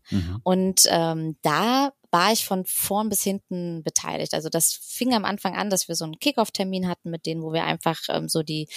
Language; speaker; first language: German; native; German